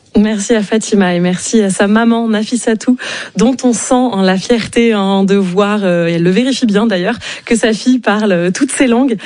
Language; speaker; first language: French; native; French